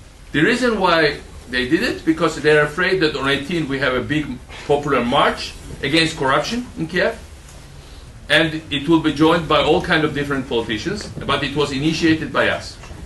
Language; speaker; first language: English; non-native, fluent; Georgian